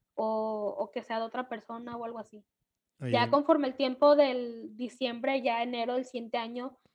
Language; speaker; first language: Spanish; native; Spanish